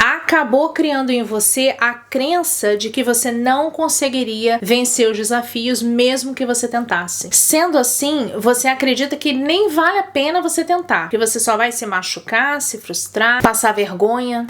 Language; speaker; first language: Portuguese; native; Portuguese